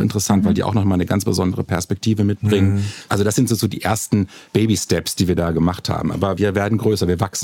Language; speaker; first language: German; native; German